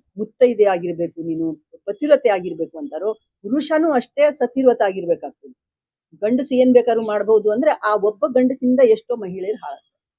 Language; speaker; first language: Kannada; non-native, local second language; Lambadi